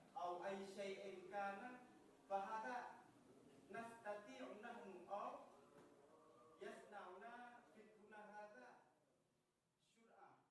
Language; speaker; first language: Arabic; non-native, learner; Achinese